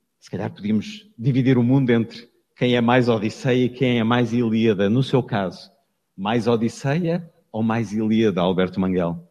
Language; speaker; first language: Portuguese; native; Portuguese